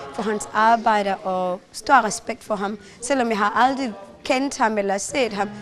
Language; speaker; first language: Danish; non-native, fluent; Swahili